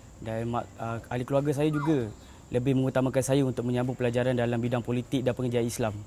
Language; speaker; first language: Malay; native; Malay